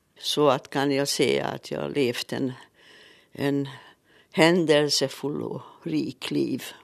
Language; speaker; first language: Swedish; native; Swedish